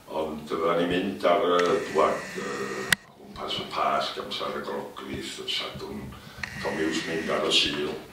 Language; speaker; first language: Welsh; native; Welsh